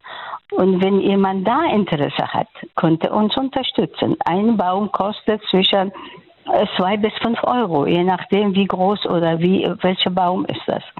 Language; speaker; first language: German; non-native, fluent; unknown